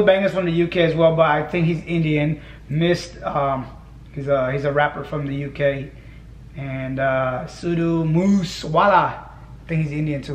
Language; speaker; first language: English; native; English